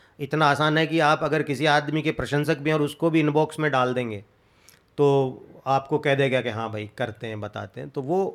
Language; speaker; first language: Hindi; native; Hindi